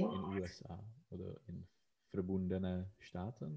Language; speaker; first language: German; non-native, learner; Czech